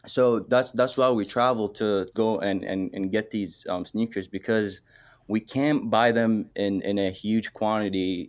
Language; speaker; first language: English; early bilingual, other home language; Arabic